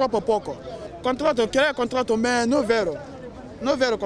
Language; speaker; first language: Italian; non-native, learner; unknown